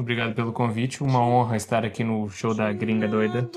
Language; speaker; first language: Portuguese; native; Portuguese